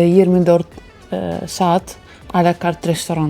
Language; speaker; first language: Turkish; non-native, learner; Russian